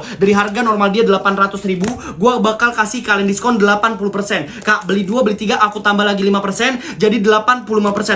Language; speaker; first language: Indonesian; native; Indonesian